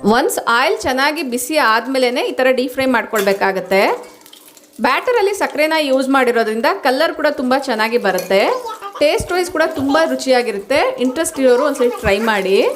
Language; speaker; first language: Kannada; non-native, local second language; Telugu